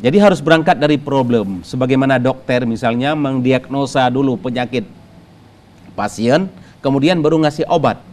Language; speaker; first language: Indonesian; native; Indonesian